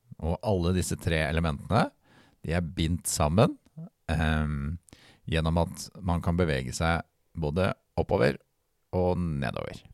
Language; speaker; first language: Norwegian; native; Norwegian